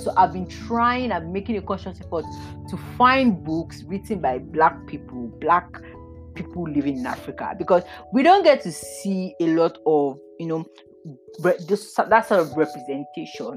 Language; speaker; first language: English; non-native, local second language; Yoruba